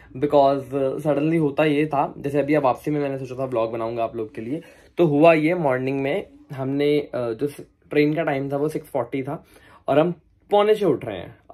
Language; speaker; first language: Hindi; non-native, local second language; Punjabi